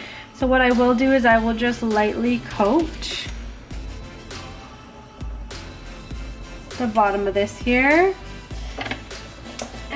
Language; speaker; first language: English; native; English